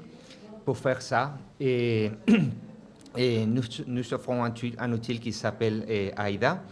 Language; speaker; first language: French; non-native, fluent; Spanish